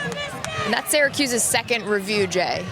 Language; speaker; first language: English; native; English